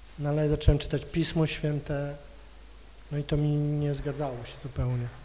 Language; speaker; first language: Polish; non-native, local second language; Kashubian